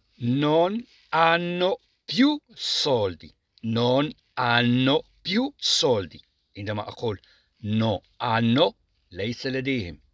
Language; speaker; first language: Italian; non-native, fluent; Arabic